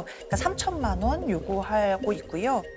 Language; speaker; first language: Korean; native; Korean